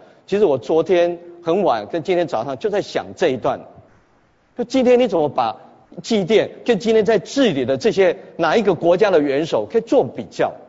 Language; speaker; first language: Chinese; native; Chinese